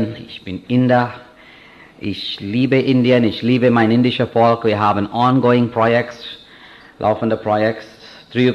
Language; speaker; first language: German; non-native, fluent; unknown